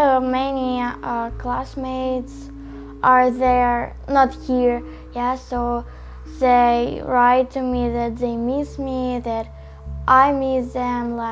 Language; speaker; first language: English; non-native, learner; Ukrainian